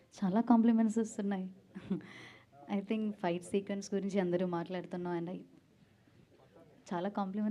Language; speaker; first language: Telugu; non-native, learner; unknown